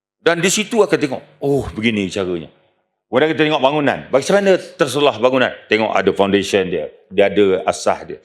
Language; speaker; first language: Malay; native; Malay